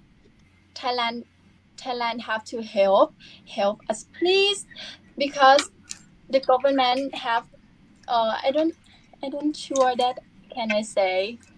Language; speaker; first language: English; non-native, learner; Thai